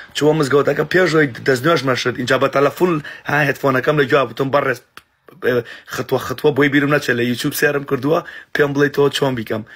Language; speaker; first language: Central Kurdish; early bilingual, heritage; Central Kurdish